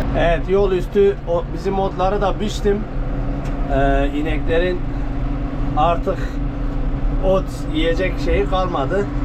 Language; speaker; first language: Turkish; native; Turkish